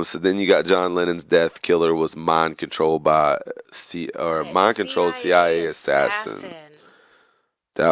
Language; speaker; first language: English; native; English